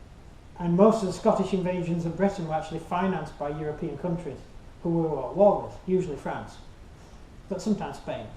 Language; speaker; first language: English; native; English